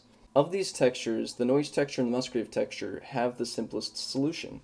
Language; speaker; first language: English; native; English